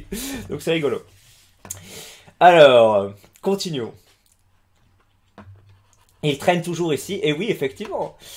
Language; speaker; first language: French; native; French